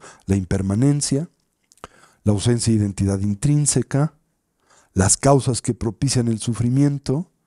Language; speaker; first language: Spanish; native; Spanish